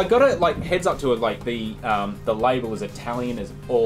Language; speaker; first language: English; native; English